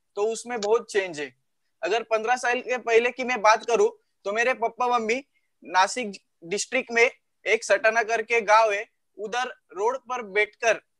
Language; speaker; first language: Hindi; non-native, local second language; Marathi